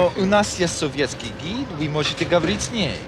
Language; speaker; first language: Russian; non-native, learner; English